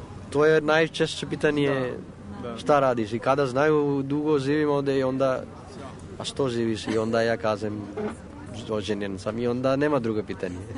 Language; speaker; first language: Croatian; non-native, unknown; Gujarati